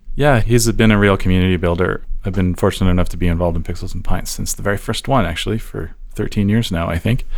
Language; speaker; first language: English; native; English